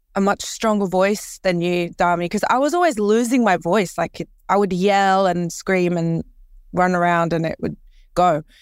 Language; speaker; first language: English; early bilingual, other home language; Korean